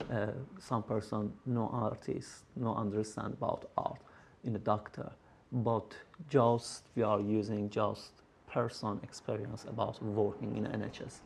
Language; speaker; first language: English; non-native, learner; Persian